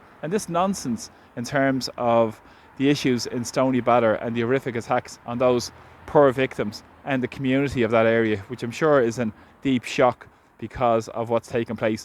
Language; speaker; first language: English; native; English